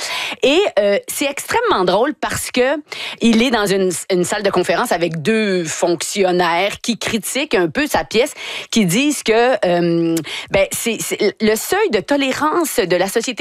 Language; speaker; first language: French; native; French